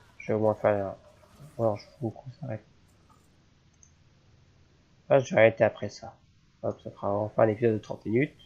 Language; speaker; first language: French; native; French